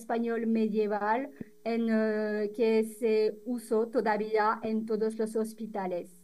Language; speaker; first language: Spanish; non-native, fluent; French